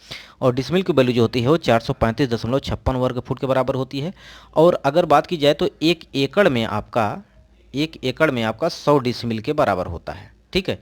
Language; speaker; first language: Hindi; native; Hindi